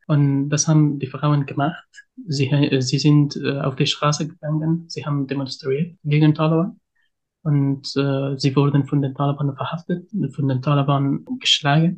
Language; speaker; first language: German; non-native, learner; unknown